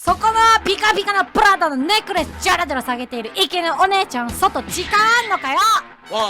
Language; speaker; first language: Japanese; non-native, learner; Korean